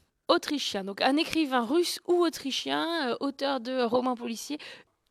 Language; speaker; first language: French; native; French